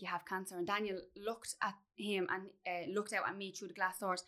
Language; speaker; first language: English; native; English